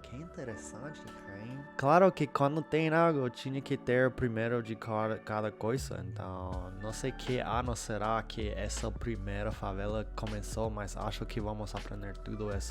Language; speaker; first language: Portuguese; non-native, learner; English